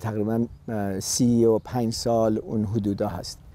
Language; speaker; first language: Persian; native; Persian